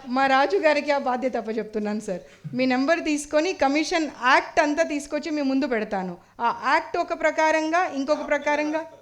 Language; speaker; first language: Telugu; native; Telugu